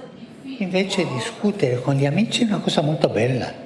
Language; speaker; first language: Italian; non-native, fluent; Spanish